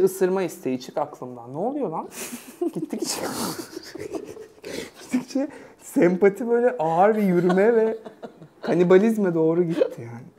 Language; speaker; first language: Turkish; native; Turkish